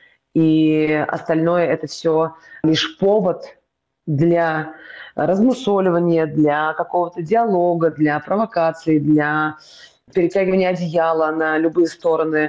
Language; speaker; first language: Russian; native; Russian